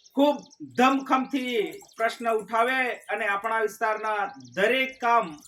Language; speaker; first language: Gujarati; non-native, local second language; Rathawi